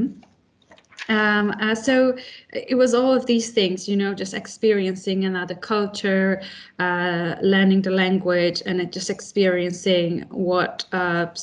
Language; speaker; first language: English; non-native, fluent; Polish